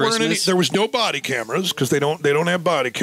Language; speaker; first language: English; native; English